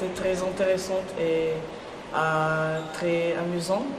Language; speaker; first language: French; non-native, learner; Croatian